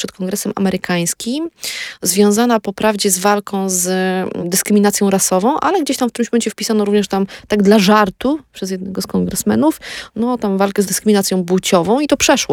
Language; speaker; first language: Polish; native; Polish